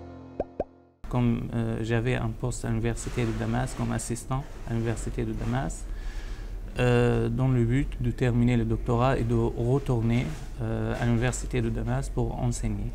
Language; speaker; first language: French; non-native, fluent; Arabic